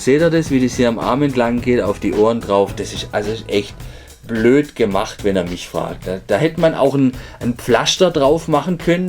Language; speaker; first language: German; native; German